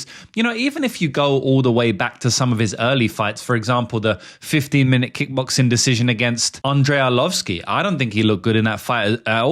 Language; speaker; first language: English; native; English